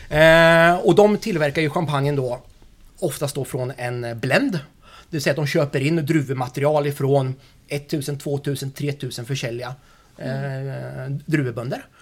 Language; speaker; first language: Swedish; native; Swedish